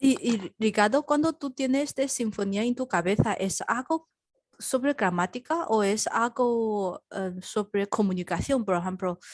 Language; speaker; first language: Spanish; non-native, learner; Chinese